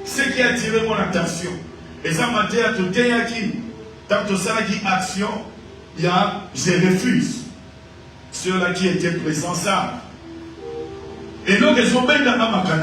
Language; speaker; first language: French; non-native, local second language; Lingala